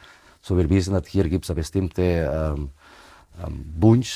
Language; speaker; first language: German; non-native, fluent; Spanish